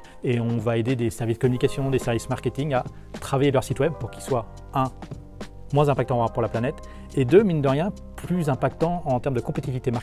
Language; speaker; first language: French; native; French